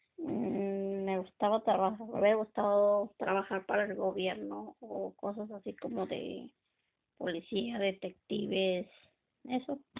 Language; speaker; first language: Spanish; native; Spanish